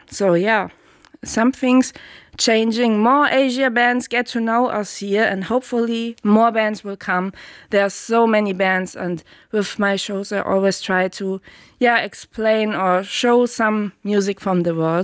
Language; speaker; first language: English; non-native, fluent; German